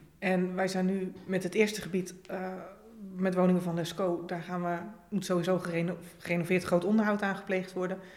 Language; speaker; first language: Dutch; native; Dutch